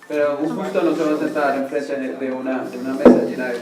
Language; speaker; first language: Spanish; native; Spanish